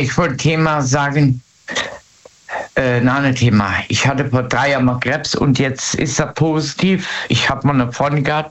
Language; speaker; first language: German; native; German